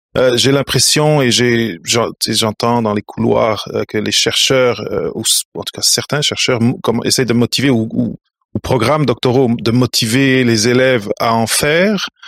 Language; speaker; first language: French; native; French